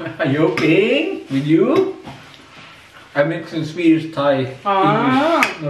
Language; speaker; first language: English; non-native, learner; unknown